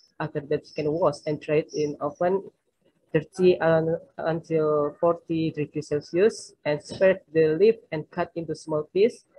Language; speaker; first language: English; non-native, learner; Indonesian